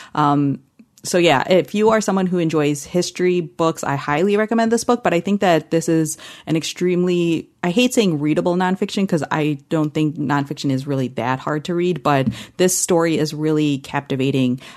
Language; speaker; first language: English; early bilingual, other home language; Hindi